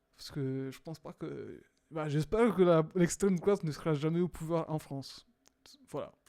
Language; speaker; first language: French; non-native, fluent; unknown